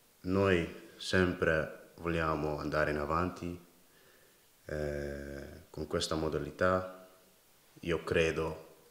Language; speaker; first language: Italian; non-native, learner; Dutch